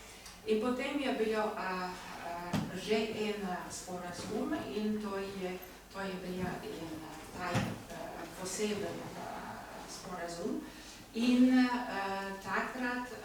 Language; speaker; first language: Slovenian; non-native, learner; German